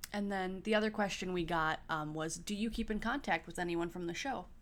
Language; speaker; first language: English; native; English